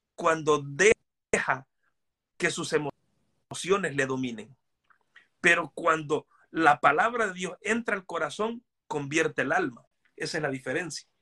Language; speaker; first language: Spanish; native; Spanish